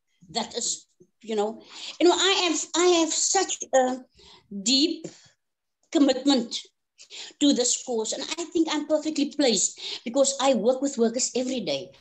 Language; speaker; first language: English; non-native, local second language; Afrikaans